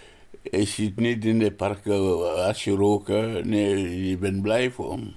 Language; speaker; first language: Dutch; non-native, learner; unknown